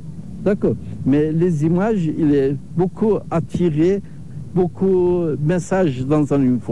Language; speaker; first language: French; non-native, learner; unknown